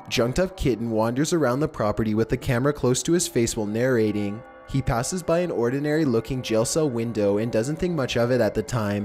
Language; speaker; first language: English; native; English